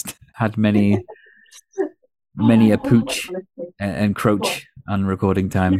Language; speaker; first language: English; native; English